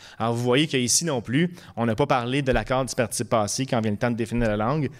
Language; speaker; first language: French; native; French